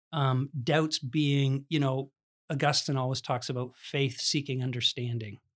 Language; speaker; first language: English; native; English